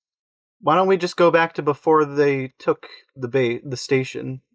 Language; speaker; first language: English; native; English